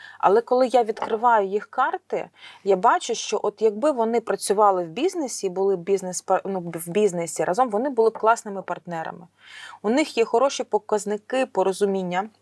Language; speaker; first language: Ukrainian; native; Ukrainian